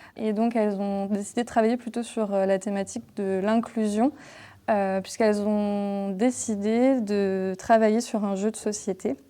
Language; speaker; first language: French; native; French